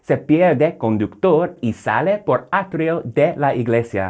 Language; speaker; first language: Spanish; non-native, fluent; English